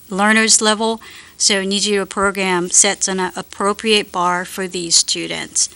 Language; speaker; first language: English; non-native, fluent; Japanese